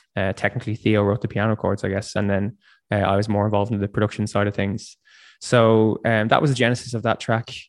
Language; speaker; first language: English; native; English